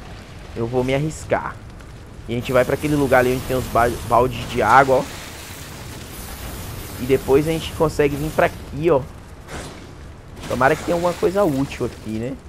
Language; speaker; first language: Portuguese; native; Portuguese